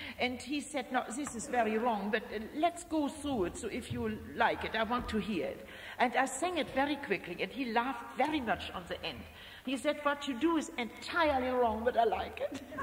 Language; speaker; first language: English; non-native, fluent; German